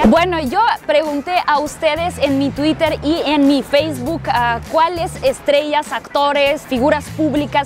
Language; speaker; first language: Spanish; non-native, fluent; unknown